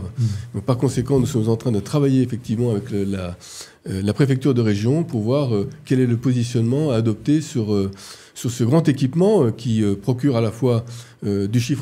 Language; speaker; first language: French; native; French